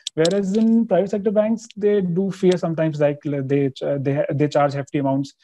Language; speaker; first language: English; non-native, local second language; Hindi